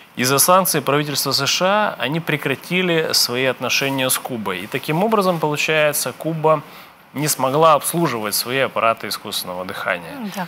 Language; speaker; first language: Russian; native; Russian